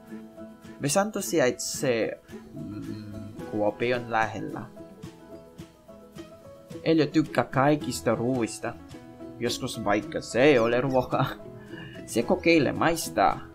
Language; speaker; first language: Finnish; non-native, learner; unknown